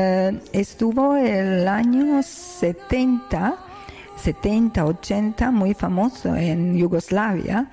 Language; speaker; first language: Spanish; non-native, learner; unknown